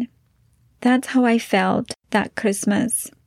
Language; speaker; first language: English; non-native, fluent; Polish